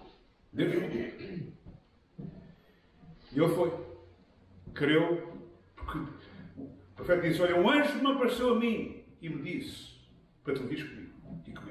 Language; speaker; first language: Portuguese; native; Portuguese